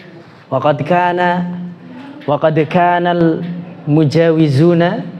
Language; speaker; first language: Arabic; non-native, fluent; Indonesian